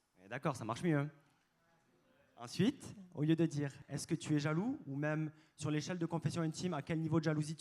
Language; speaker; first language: French; native; French